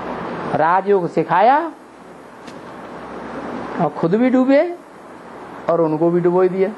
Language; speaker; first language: Hindi; native; Hindi